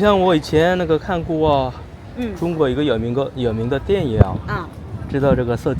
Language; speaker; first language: Chinese; non-native, fluent; Korean